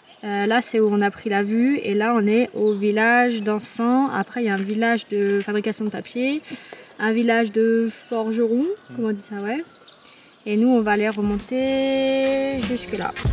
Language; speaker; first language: French; native; French